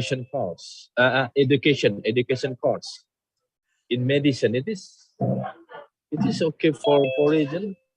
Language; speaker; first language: English; non-native, learner; Indonesian